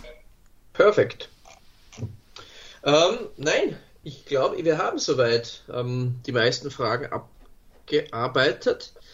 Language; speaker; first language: German; native; German